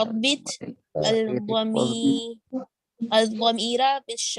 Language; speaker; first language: Arabic; non-native, learner; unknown